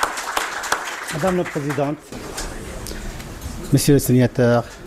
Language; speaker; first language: French; non-native, fluent; Arabic